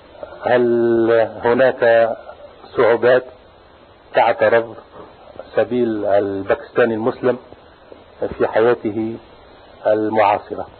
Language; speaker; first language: Arabic; non-native, fluent; French